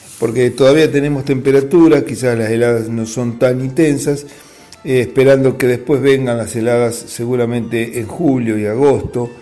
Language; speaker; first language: Spanish; native; Spanish